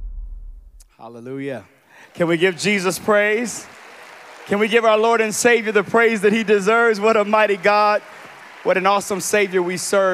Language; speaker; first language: English; native; English